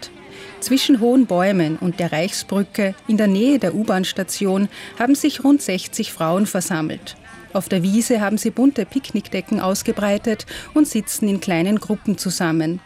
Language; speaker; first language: German; native; German